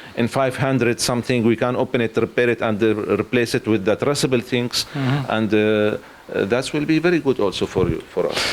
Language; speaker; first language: English; non-native, learner; Arabic